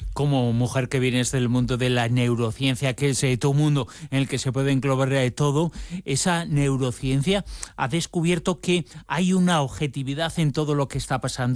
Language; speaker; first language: Spanish; native; Spanish